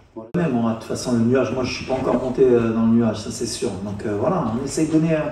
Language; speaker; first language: French; native; French